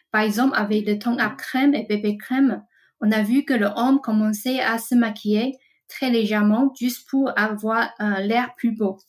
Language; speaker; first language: French; non-native, fluent; Chinese